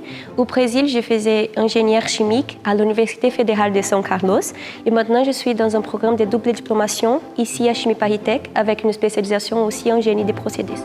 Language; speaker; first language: French; non-native, fluent; Portuguese